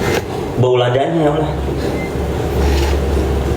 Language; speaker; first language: Indonesian; native; Indonesian